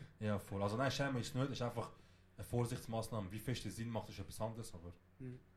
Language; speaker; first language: German; early bilingual, other home language; Kurdish